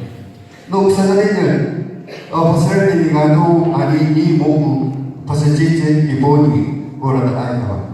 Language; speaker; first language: Russian; non-native, learner; Japanese